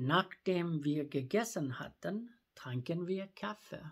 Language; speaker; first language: German; non-native, fluent; Swedish